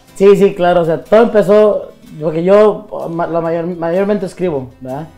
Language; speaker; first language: Spanish; native; Spanish